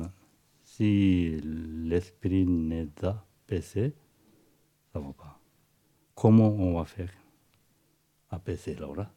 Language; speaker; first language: French; non-native, learner; Tibetan